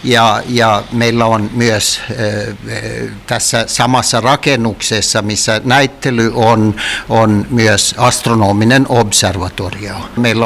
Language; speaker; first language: Finnish; non-native, local second language; Swedish